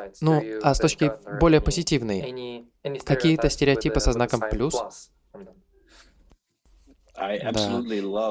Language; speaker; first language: Russian; non-native, fluent; English